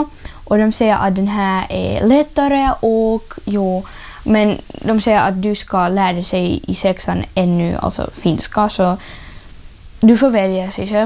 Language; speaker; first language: Swedish; non-native, fluent; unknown